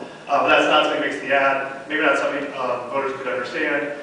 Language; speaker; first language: English; native; English